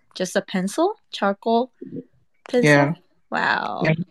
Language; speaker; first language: English; non-native, fluent; Japanese